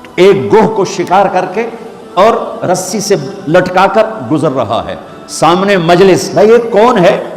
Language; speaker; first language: Urdu; non-native, local second language; Punjabi